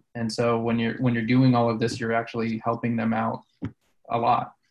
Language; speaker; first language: English; native; English